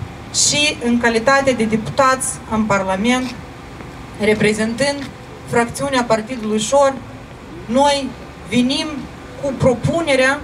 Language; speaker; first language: Romanian; non-native, local second language; Russian